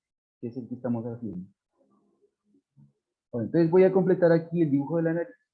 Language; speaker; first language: Spanish; native; Spanish